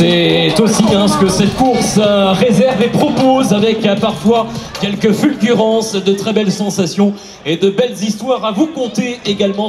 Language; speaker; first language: French; native; French